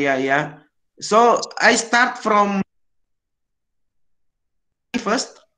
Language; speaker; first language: English; non-native, learner; Indonesian